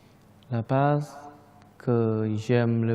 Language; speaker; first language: French; non-native, learner; Thai